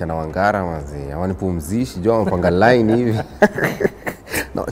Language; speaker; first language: English; non-native, local second language; Swahili